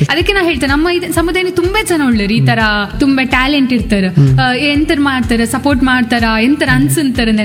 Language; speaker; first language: Kannada; non-native, local second language; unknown